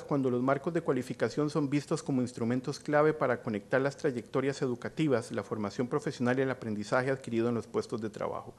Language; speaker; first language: Spanish; native; Spanish